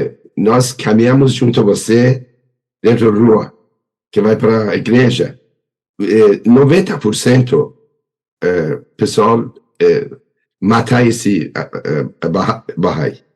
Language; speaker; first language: Portuguese; non-native, learner; Persian